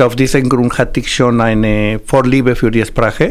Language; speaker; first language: German; non-native, fluent; Spanish